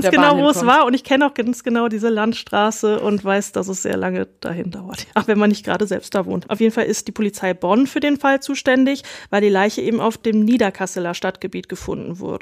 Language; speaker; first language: German; native; German